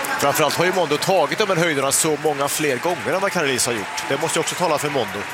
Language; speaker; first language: Swedish; native; Swedish